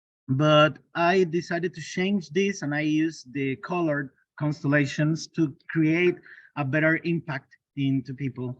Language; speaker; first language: English; non-native, learner; Spanish